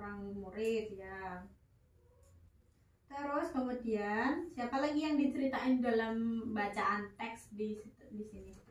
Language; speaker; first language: Indonesian; native; Indonesian